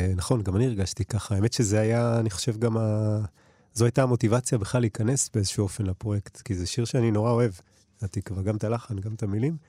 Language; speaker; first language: Hebrew; early bilingual, other home language; Russian